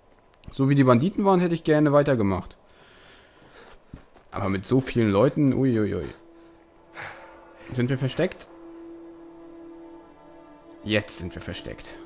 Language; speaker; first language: German; native; German